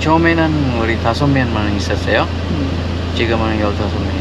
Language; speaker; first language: Korean; non-native, learner; Sinhala